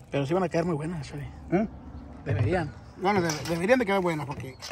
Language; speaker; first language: Spanish; native; Spanish